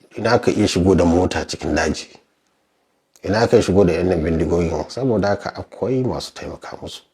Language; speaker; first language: Hausa; native; Hausa